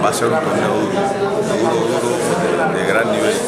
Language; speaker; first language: Spanish; native; Spanish